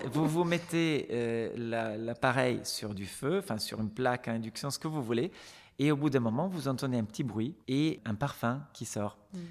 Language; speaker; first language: French; non-native, fluent; Italian